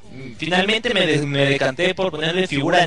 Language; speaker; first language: Spanish; native; Spanish